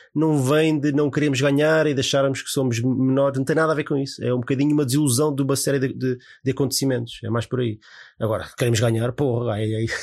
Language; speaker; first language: Portuguese; native; Portuguese